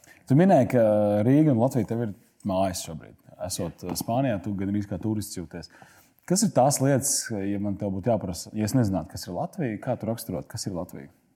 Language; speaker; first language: Latvian; native; Latvian